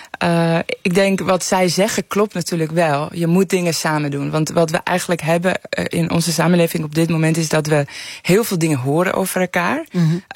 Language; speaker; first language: Dutch; early bilingual, other home language; Persian